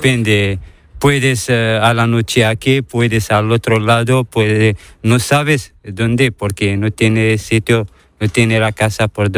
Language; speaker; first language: Spanish; non-native, learner; Arabic